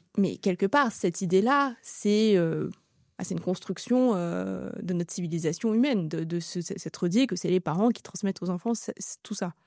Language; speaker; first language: French; early bilingual, other home language; Tamil